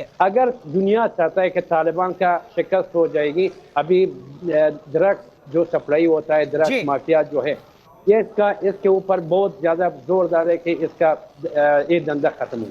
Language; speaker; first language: Hindi; non-native, fluent; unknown